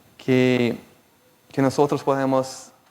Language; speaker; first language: Spanish; non-native, fluent; Portuguese